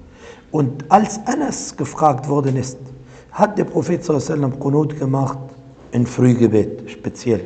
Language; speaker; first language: German; non-native, fluent; Arabic